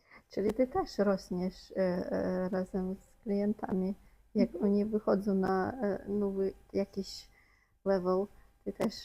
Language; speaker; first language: Polish; non-native, fluent; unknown